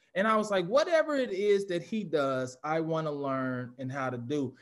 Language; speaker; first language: English; native; English